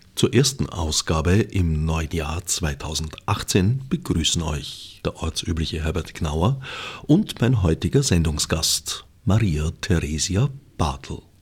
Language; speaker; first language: German; native; German